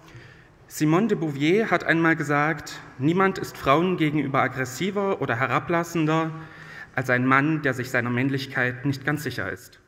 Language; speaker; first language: German; native; German